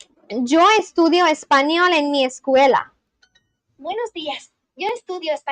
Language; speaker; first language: Spanish; non-native, learner; Bangla